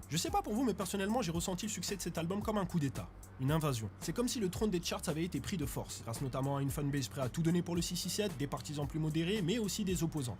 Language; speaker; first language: French; native; French